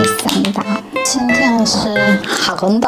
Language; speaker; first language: Chinese; non-native, learner; Korean